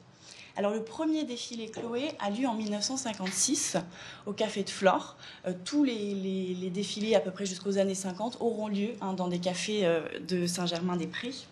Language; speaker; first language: French; native; French